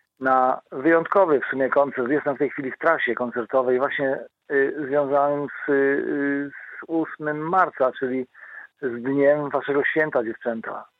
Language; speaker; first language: Polish; native; Polish